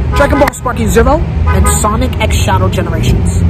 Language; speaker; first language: English; native; English